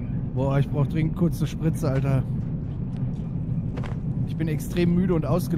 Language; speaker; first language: German; native; German